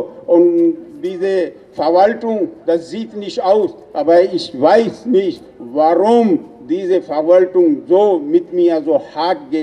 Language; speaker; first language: German; non-native, learner; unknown